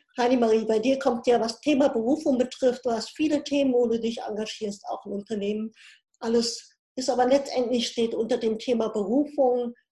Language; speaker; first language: German; native; German